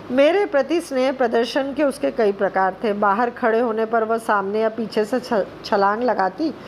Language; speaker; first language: Hindi; non-native, local second language; Bangla